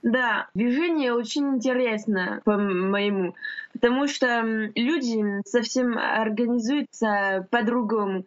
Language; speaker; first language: Russian; non-native, fluent; French